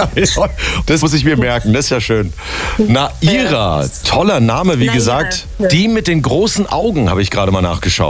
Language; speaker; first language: German; native; German